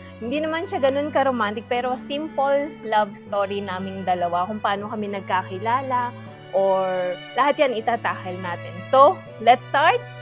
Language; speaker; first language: Filipino; native; Filipino